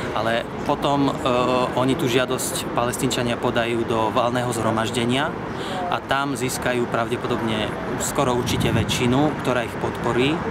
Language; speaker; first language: Slovak; non-native, fluent; Arabic